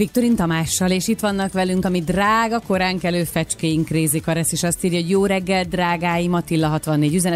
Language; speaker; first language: Hungarian; native; Hungarian